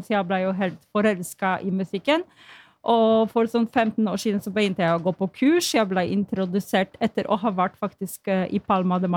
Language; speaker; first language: Norwegian; non-native, fluent; Polish